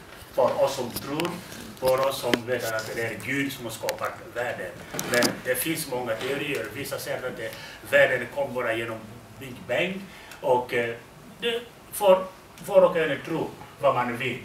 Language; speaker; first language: Swedish; non-native, fluent; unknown